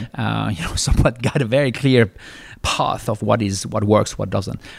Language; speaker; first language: English; non-native, fluent; French